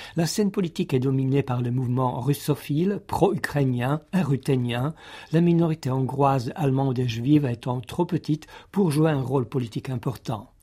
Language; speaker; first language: French; non-native, fluent; Czech